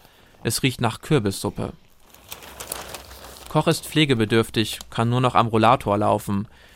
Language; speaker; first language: German; native; German